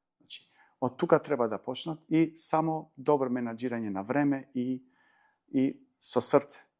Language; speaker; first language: Macedonian; non-native, local second language; Albanian